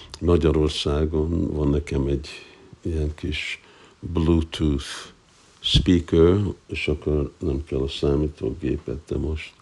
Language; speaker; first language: Hungarian; non-native, fluent; English